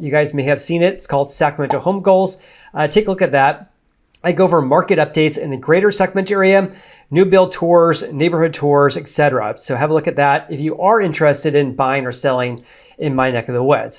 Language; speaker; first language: English; native; English